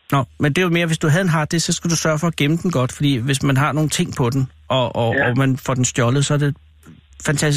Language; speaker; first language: Danish; native; Danish